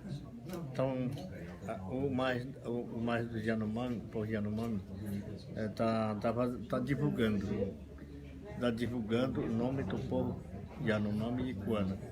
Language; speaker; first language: Portuguese; non-native, local second language; Yanomámi